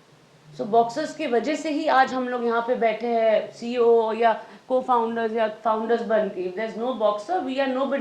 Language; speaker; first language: Hindi; native; Hindi